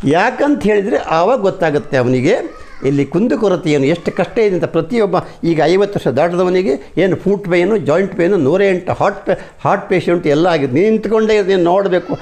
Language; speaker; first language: Kannada; native; Kannada